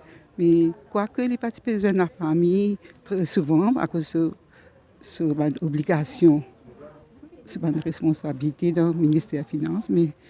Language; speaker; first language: French; non-native, learner; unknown